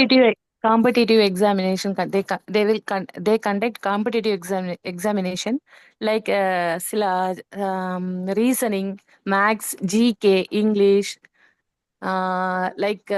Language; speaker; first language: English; non-native, learner; Tamil